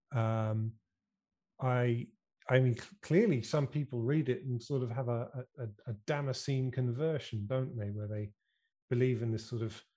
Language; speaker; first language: English; native; English